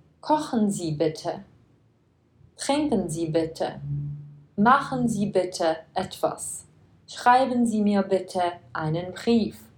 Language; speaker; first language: German; non-native, fluent; Czech